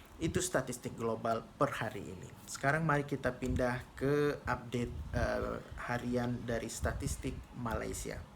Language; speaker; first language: Indonesian; native; Indonesian